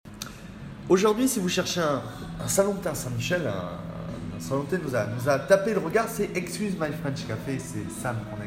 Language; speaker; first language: French; native; French